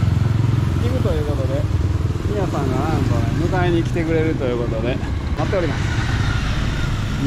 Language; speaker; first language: Japanese; native; Japanese